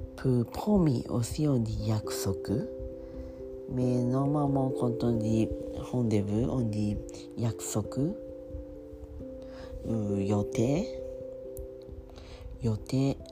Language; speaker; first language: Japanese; non-native, learner; French